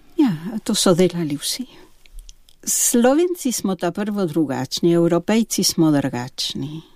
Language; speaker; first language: Slovenian; early bilingual, heritage; Slovenian